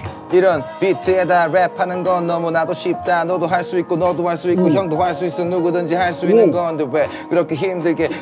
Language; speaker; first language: Korean; early bilingual, heritage; Korean